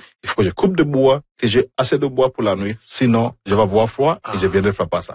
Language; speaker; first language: French; non-native, fluent; Igbo